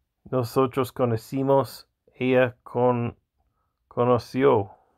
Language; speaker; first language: Spanish; non-native, learner; English